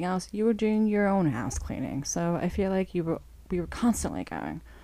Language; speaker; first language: English; native; English